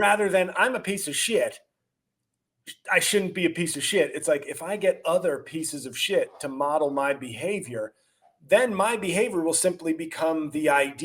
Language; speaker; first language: English; native; English